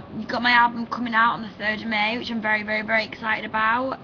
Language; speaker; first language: English; native; English